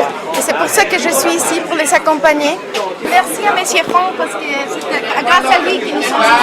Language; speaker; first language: French; non-native, fluent; Spanish